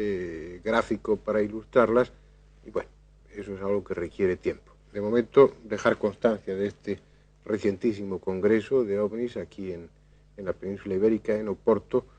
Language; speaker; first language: Spanish; native; Spanish